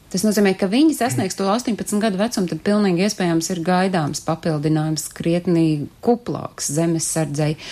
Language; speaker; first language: Latvian; native; Latvian